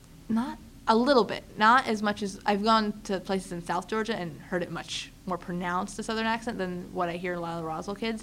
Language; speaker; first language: English; native; English